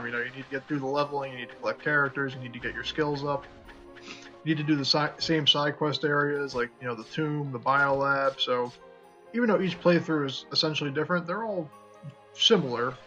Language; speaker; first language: English; native; English